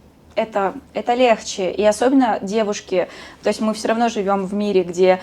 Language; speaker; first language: Russian; native; Russian